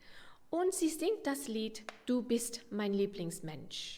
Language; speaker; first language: German; non-native, fluent; English